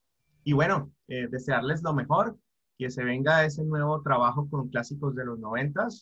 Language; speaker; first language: Spanish; native; Spanish